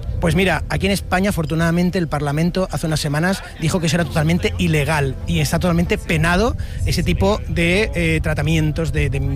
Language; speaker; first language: Spanish; native; Spanish